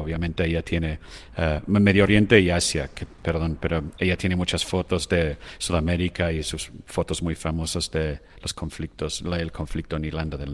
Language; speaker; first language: Spanish; non-native, fluent; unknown